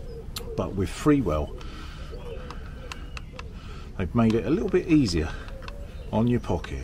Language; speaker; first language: English; native; English